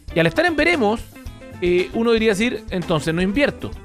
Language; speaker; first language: Spanish; native; Spanish